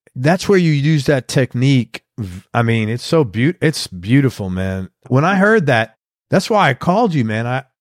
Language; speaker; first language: English; native; English